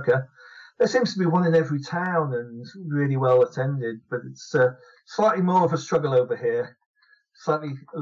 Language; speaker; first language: English; native; English